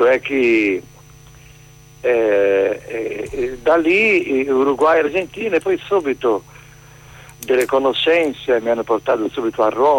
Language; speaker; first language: Italian; non-native, fluent; Portuguese